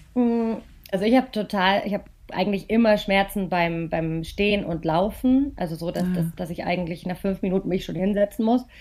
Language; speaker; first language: German; native; German